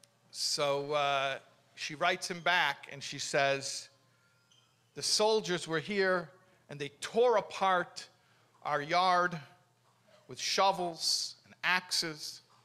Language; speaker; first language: English; native; English